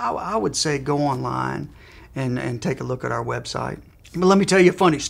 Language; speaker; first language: English; native; English